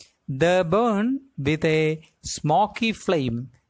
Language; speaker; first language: English; non-native, local second language; Malayalam